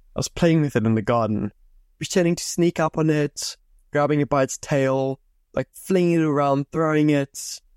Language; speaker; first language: English; native; English